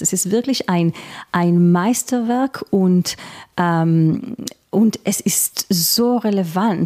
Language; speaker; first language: German; non-native, fluent; Hebrew